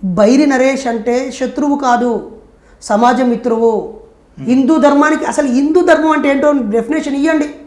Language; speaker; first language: Telugu; native; Telugu